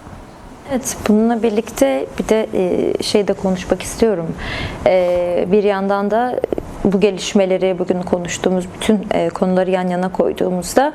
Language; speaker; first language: Turkish; native; Turkish